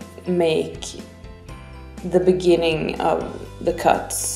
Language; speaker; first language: English; non-native, fluent; Swedish